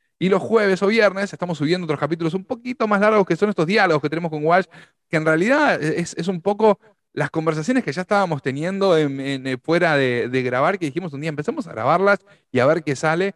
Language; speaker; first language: Spanish; native; Spanish